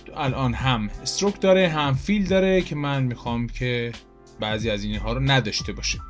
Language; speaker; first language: Persian; native; Persian